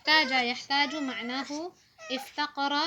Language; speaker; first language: Arabic; non-native, fluent; Indonesian